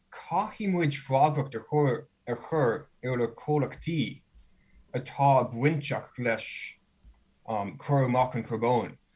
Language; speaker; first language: Irish; non-native, fluent; English